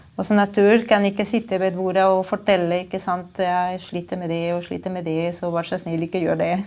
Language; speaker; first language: Norwegian; non-native, fluent; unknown